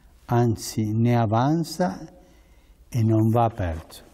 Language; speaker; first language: Italian; non-native, fluent; Spanish